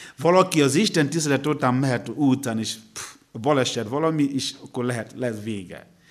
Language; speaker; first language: Hungarian; non-native, learner; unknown